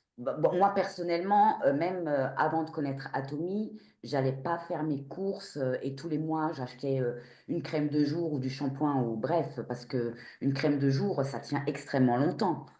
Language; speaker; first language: French; native; French